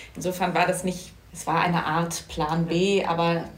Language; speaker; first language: German; native; German